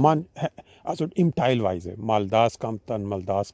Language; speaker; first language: German; non-native, learner; Urdu